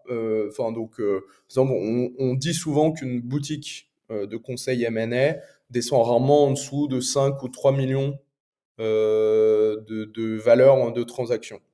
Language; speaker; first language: French; native; French